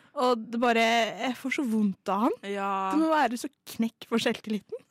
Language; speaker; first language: Norwegian; native; Norwegian